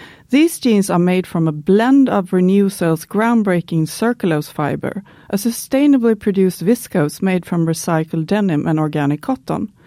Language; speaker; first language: English; non-native, fluent; Swedish